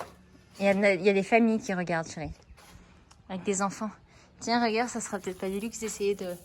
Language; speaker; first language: French; native; French